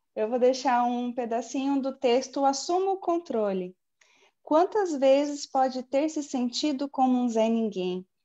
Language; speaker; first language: Portuguese; native; Portuguese